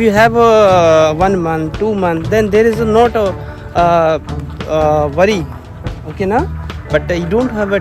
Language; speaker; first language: English; non-native, local second language; Hindi